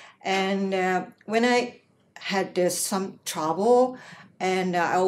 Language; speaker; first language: English; non-native, learner; Japanese